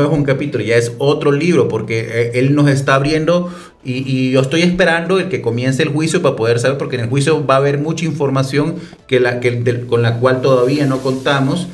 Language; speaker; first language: Spanish; native; Spanish